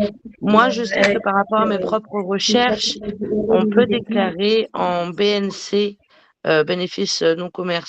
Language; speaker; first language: French; native; French